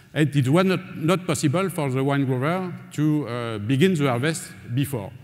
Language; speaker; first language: English; non-native, learner; French